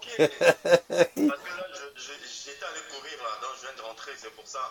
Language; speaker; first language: French; native; French